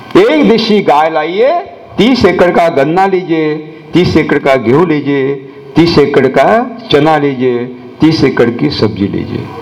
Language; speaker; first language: Hindi; non-native, local second language; Marathi